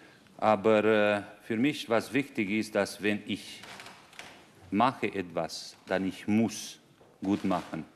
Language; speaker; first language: German; non-native, fluent; Romanian